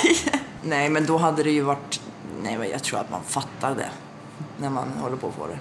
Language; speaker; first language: Swedish; native; Swedish